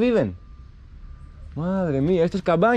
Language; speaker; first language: Spanish; non-native, learner; Greek